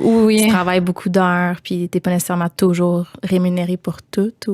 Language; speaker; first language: French; native; French